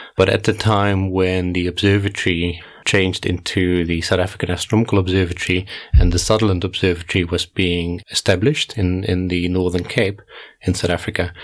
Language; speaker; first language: English; non-native, fluent; Dutch